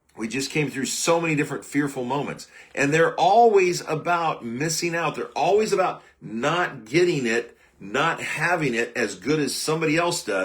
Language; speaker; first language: English; native; English